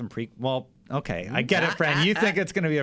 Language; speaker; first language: English; native; English